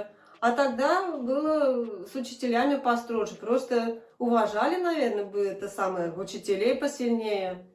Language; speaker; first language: Russian; native; Russian